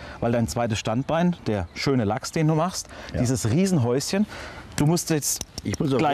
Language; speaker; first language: German; native; German